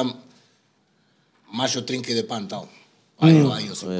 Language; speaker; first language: Indonesian; non-native, fluent; Spanish